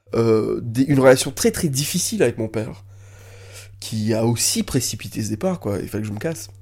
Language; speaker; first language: French; non-native, local second language; Morisyen